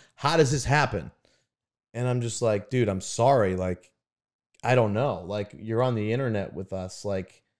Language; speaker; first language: English; native; English